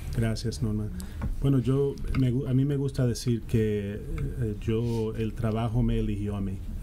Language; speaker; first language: Spanish; early bilingual, heritage; Spanish